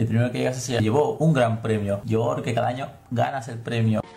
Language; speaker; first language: Spanish; native; Spanish